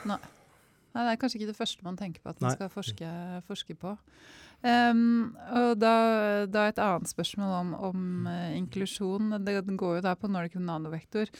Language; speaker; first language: Norwegian; native; Norwegian